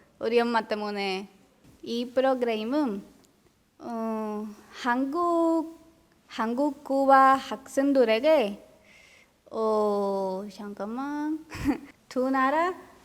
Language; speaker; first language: Korean; non-native, learner; Spanish